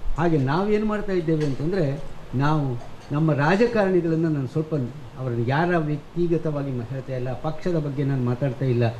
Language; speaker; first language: Kannada; native; Kannada